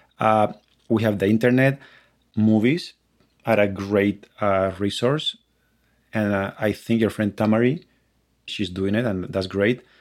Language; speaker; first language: English; non-native, fluent; Spanish